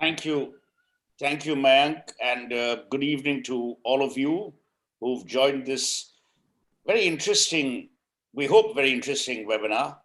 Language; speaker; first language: English; non-native, local second language; Hindi